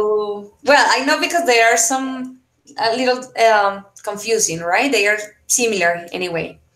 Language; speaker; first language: English; non-native, fluent; Spanish